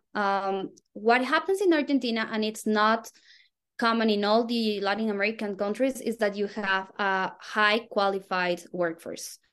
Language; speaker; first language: English; non-native, fluent; Spanish